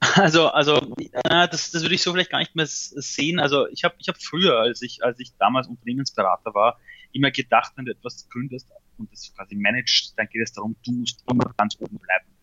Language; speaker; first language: German; early bilingual, other home language; Persian